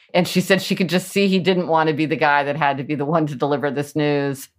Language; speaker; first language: English; native; English